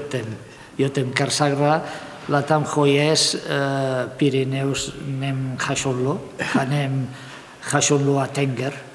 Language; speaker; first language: Hungarian; non-native, learner; Spanish